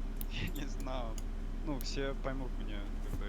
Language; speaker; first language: Russian; non-native, learner; English